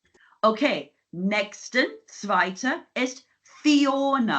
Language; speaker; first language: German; non-native, fluent; English